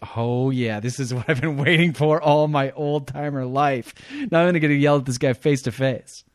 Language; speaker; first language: English; native; English